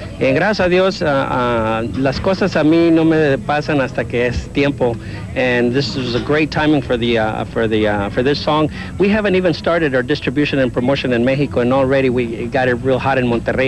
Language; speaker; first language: English; early bilingual, other home language; Spanish